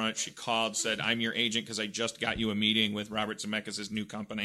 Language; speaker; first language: English; native; English